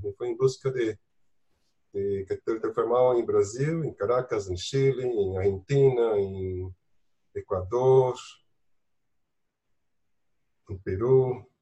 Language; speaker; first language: Spanish; non-native, learner; Portuguese